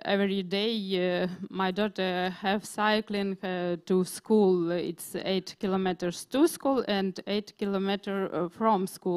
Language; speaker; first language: English; non-native, learner; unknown